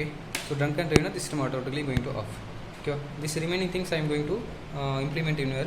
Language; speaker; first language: English; non-native, local second language; Tamil